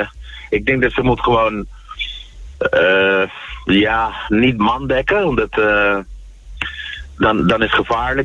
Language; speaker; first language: Dutch; non-native, fluent; Spanish